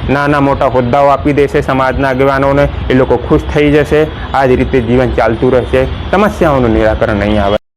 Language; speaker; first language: Gujarati; non-native, local second language; Hindi